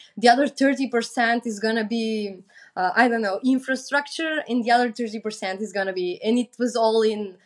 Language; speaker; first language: English; non-native, fluent; Macedonian